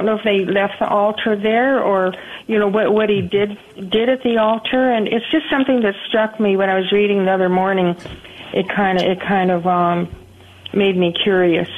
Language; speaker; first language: English; native; English